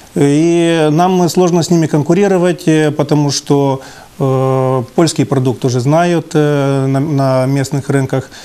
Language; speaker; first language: Russian; non-native, local second language; Romanian